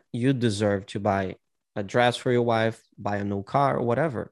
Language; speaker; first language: English; non-native, fluent; Portuguese